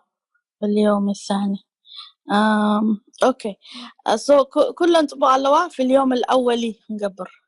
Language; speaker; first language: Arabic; non-native, learner; Tigrinya